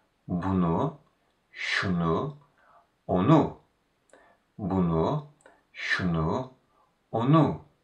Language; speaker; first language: Turkish; native; Turkish